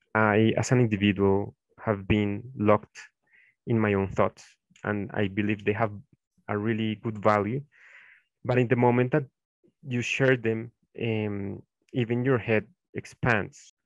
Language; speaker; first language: English; non-native, fluent; Spanish